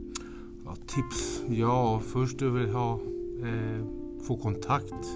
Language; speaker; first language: Swedish; non-native, fluent; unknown